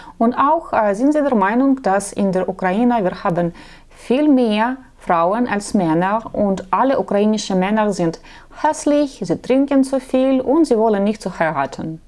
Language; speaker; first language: German; non-native, learner; Russian